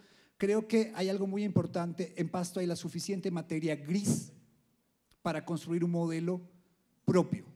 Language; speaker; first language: Spanish; native; Spanish